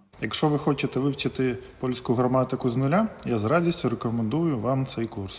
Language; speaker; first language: Ukrainian; native; Ukrainian